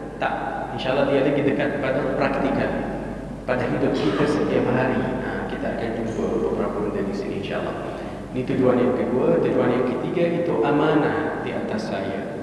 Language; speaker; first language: Malay; non-native, fluent; Arabic